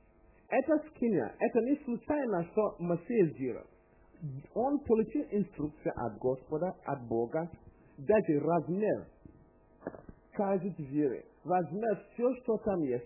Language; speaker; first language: Russian; non-native, learner; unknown